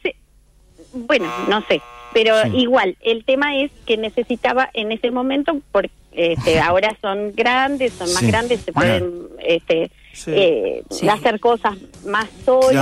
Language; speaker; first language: Spanish; native; Spanish